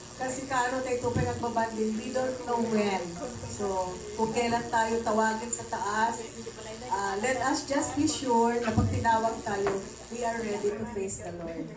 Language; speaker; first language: Filipino; non-native, local second language; Iloko